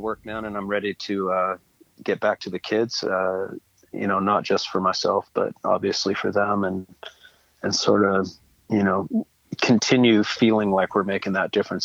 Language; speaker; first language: English; native; English